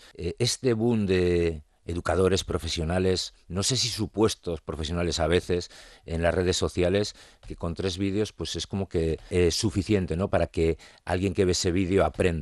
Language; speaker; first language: Spanish; native; Spanish